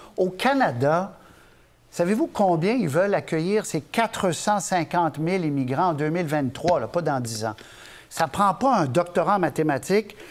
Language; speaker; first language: French; native; French